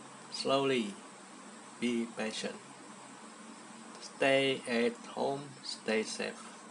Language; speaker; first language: English; non-native, local second language; Malay